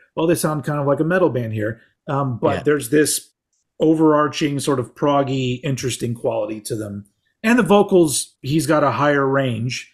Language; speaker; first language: English; native; English